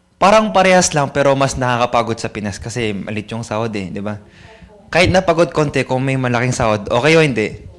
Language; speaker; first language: Filipino; native; Filipino